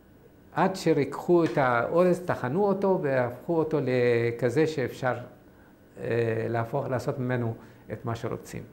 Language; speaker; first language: Hebrew; non-native, fluent; Arabic